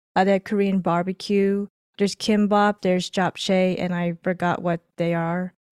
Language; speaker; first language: English; early bilingual, other home language; Filipino